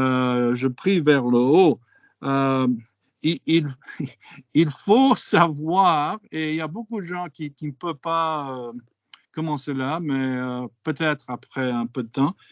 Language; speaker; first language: French; non-native, fluent; English